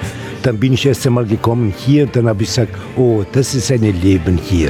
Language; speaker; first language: German; non-native, learner; Italian